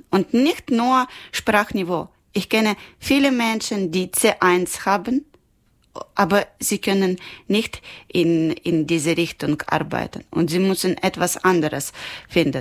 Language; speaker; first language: German; non-native, learner; Ukrainian